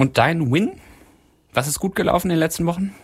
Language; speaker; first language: German; native; German